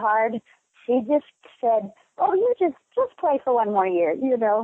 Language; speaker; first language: English; native; English